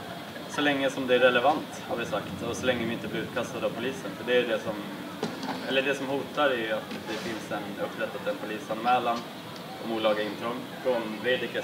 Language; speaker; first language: Swedish; native; Swedish